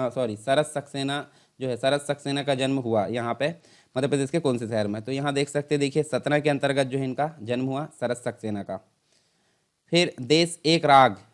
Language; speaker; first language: Hindi; native; Hindi